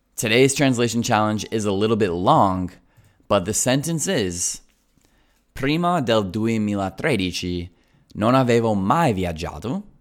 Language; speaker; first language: Italian; non-native, fluent; English